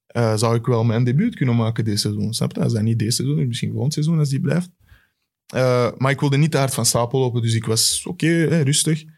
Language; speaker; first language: Dutch; native; Dutch